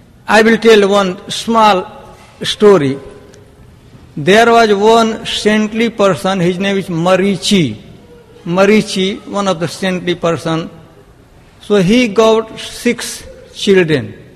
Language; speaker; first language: English; non-native, local second language; Hindi